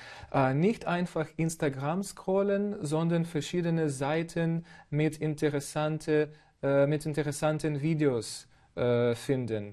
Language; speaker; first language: German; non-native, fluent; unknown